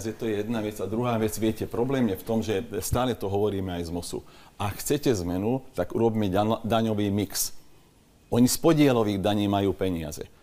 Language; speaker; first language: Slovak; non-native, local second language; Hungarian